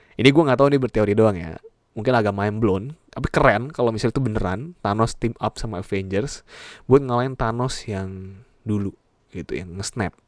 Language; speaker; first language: Indonesian; native; Indonesian